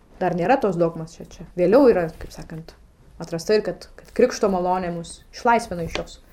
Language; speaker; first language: Lithuanian; non-native, fluent; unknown